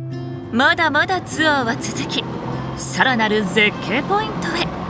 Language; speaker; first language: Japanese; native; Japanese